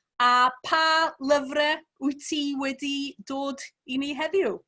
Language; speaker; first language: Welsh; native; Welsh